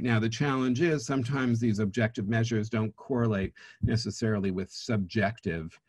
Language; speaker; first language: English; native; English